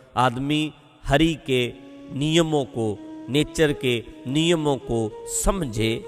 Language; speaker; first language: Hindi; non-native, local second language; Punjabi